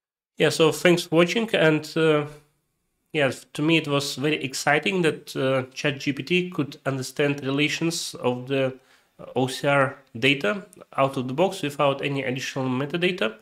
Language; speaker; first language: English; non-native, fluent; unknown